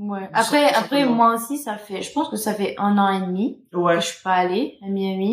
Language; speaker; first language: French; non-native, fluent; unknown